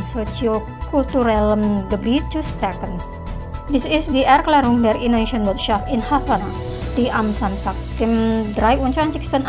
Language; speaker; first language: German; non-native, fluent; Indonesian